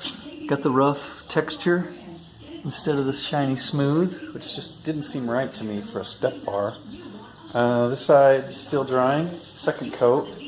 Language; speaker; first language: English; native; English